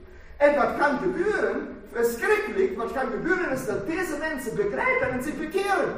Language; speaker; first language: Dutch; non-native, fluent; German